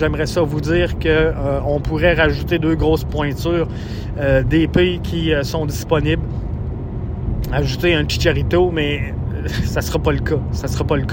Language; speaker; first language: French; native; French